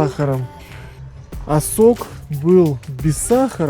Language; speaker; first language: Russian; native; Russian